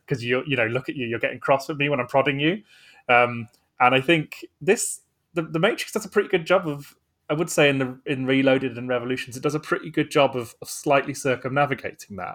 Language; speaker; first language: English; native; English